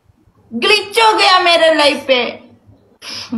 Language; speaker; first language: Hindi; non-native, learner; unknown